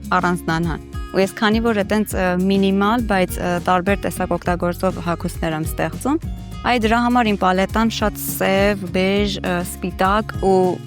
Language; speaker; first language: Armenian; early bilingual, heritage; Armenian